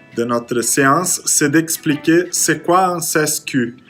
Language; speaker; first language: French; non-native, learner; Portuguese